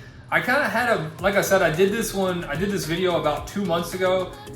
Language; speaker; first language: English; native; English